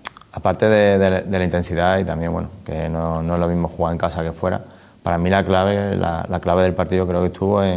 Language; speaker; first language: Spanish; native; Spanish